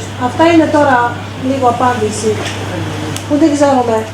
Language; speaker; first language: Greek; non-native, fluent; Serbian